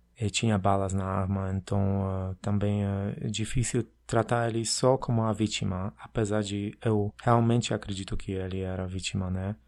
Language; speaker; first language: Portuguese; non-native, fluent; Polish